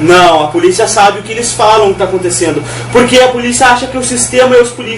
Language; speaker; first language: Portuguese; native; Portuguese